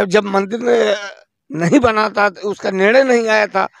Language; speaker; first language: Hindi; native; Hindi